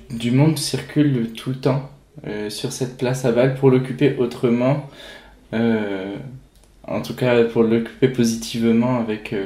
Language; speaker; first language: French; native; French